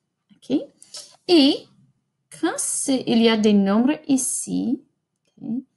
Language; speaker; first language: French; non-native, fluent; English